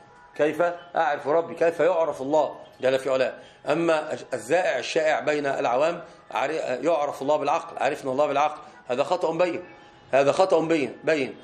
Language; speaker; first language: Arabic; native; Arabic